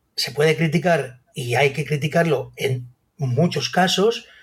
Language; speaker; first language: Spanish; native; Spanish